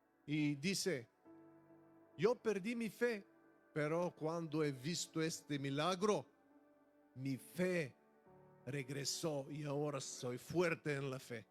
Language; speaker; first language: Spanish; non-native, fluent; Bulgarian